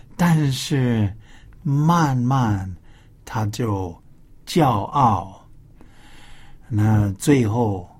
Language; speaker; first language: Chinese; non-native, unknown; English